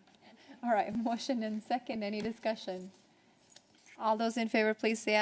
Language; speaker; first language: English; native; English